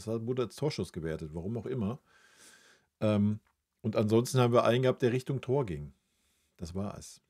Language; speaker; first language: German; native; German